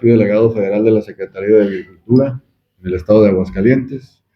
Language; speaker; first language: Spanish; native; Spanish